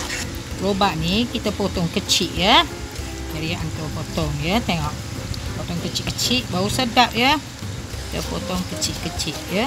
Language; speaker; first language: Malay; non-native, local second language; Chinese